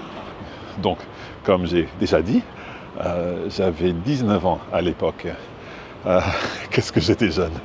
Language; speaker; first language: French; non-native, fluent; English